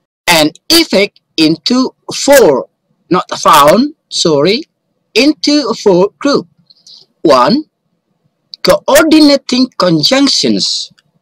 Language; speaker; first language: English; non-native, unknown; Indonesian